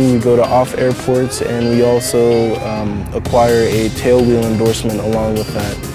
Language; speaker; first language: English; native; English